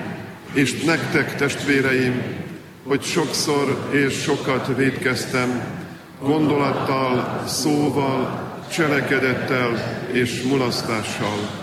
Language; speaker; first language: Hungarian; native; Hungarian